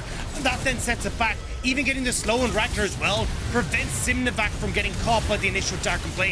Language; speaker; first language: English; native; English